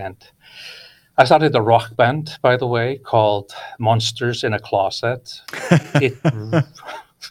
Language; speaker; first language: English; non-native, fluent; Icelandic